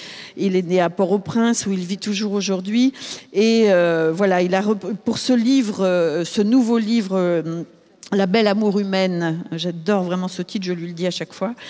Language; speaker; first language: French; native; French